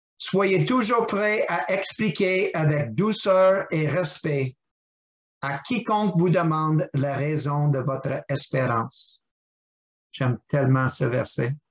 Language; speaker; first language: French; non-native, local second language; English